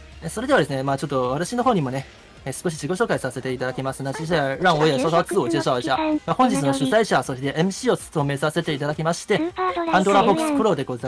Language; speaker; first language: Japanese; native; Japanese